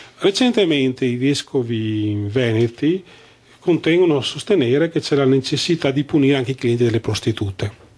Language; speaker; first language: Italian; native; Italian